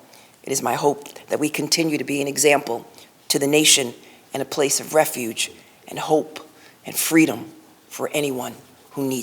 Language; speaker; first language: English; native; English